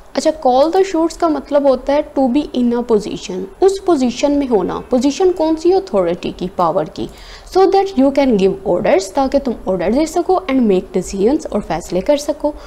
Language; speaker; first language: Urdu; native; Urdu